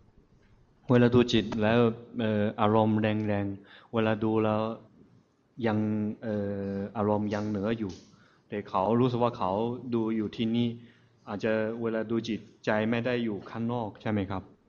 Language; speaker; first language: Thai; non-native, fluent; Chinese